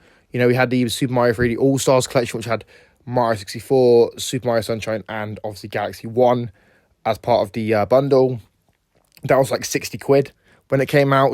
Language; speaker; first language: English; native; English